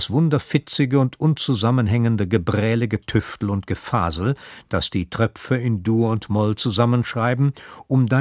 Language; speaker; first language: German; native; German